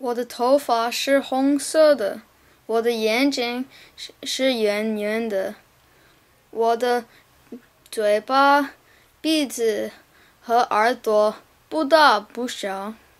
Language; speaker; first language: Chinese; non-native, learner; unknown